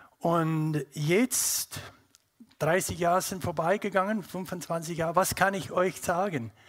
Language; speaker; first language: German; non-native, learner; English